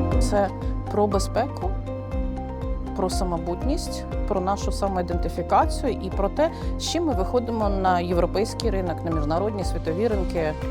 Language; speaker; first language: Ukrainian; native; Ukrainian